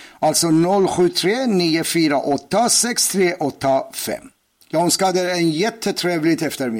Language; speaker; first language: Swedish; non-native, fluent; Persian